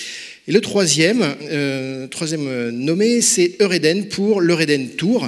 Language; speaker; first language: French; native; French